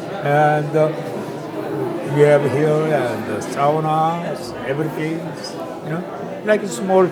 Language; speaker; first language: English; non-native, learner; Korean